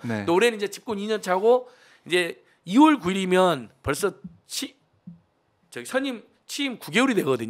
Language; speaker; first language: Korean; native; Korean